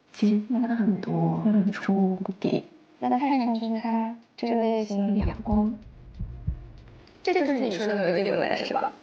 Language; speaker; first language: Chinese; native; Chinese